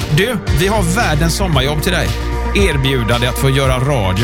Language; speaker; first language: Swedish; native; Swedish